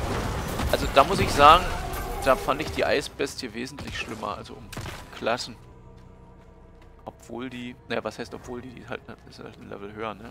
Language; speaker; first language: German; native; German